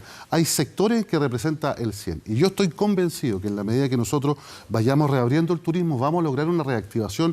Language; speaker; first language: Spanish; native; Spanish